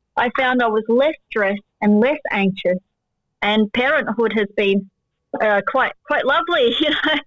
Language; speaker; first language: English; native; English